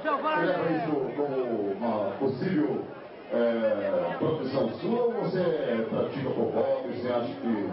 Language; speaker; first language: Portuguese; native; Portuguese